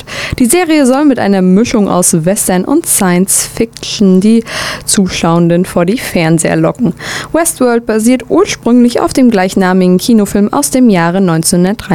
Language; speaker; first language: German; native; German